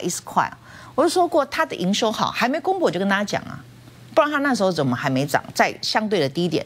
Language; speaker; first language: Chinese; native; Chinese